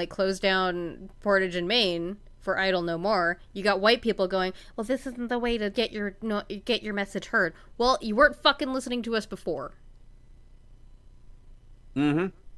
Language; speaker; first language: English; native; English